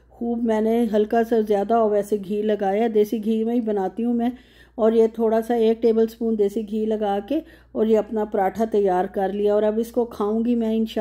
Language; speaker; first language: Urdu; native; Urdu